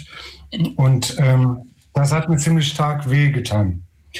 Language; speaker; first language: German; non-native, fluent; Ukrainian